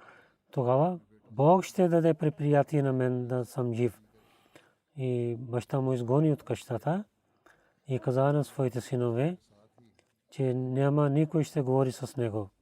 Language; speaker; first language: Bulgarian; non-native, learner; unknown